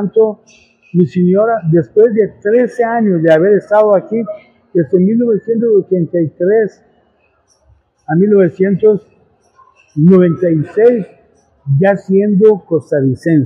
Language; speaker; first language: Spanish; non-native, fluent; Persian